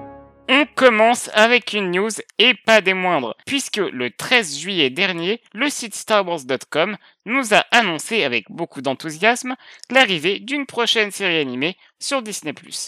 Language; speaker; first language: French; native; French